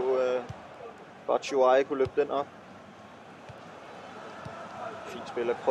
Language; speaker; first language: Danish; native; Danish